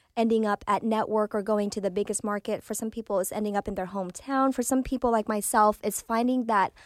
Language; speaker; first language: English; early bilingual, other home language; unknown